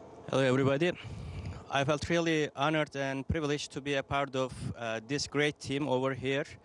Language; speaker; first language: English; non-native, fluent; Turkish